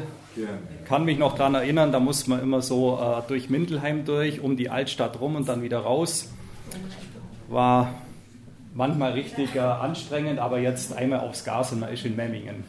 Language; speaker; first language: German; native; German